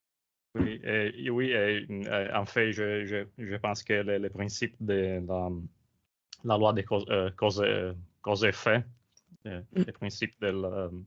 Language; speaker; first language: French; non-native, learner; Italian